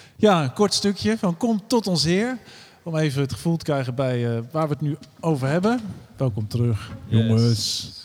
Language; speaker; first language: Dutch; native; Dutch